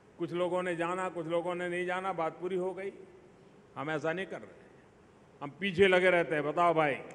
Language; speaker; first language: Hindi; non-native, local second language; Gujarati